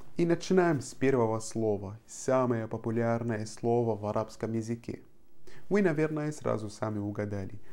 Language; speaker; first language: Russian; non-native, fluent; Arabic